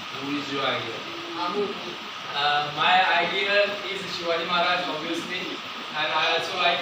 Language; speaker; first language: English; non-native, local second language; Marathi